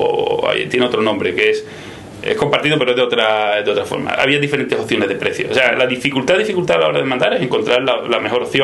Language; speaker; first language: Spanish; native; Spanish